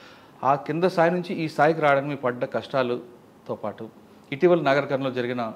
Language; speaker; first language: Telugu; native; Telugu